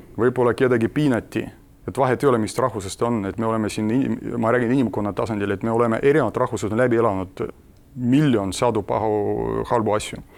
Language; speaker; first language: Estonian; non-native, local second language; Russian